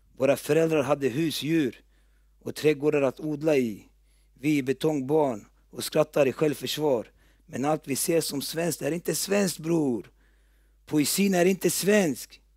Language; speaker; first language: Swedish; early bilingual, other home language; Turoyo